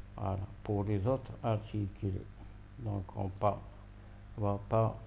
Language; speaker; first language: French; non-native, local second language; Arabic